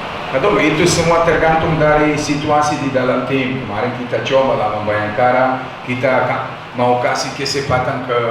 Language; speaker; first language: Indonesian; non-native, fluent; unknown